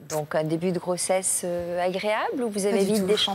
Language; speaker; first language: French; native; French